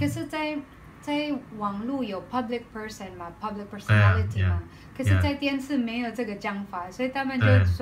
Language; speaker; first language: Chinese; non-native, learner; Filipino